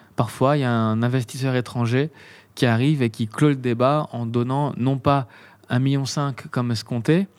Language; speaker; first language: French; native; French